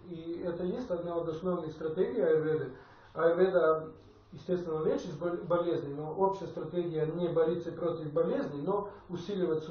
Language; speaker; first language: Russian; non-native, fluent; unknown